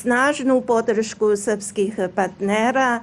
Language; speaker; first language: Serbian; non-native, learner; Chinese